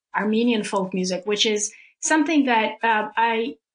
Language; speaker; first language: English; early bilingual, other home language; Russian